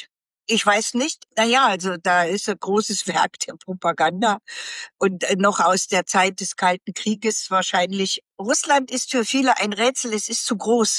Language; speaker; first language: German; native; German